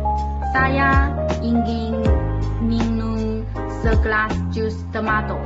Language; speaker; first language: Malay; non-native, learner; Chinese